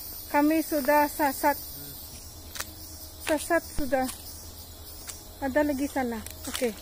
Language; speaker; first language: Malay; non-native, learner; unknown